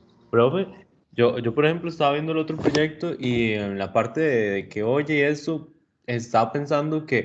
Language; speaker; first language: Spanish; native; Spanish